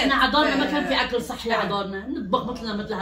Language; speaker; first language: Arabic; native; Arabic